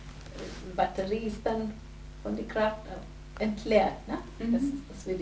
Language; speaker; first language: German; non-native, fluent; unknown